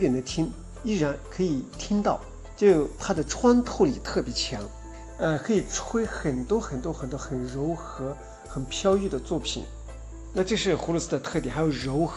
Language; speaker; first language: Chinese; native; Chinese